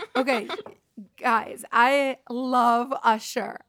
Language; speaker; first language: English; non-native, fluent; Russian